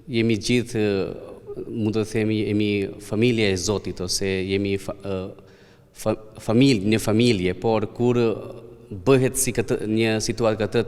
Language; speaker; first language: Albanian; non-native, learner; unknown